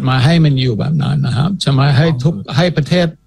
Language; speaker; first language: Thai; non-native, fluent; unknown